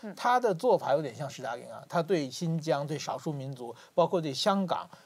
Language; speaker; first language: Chinese; native; Chinese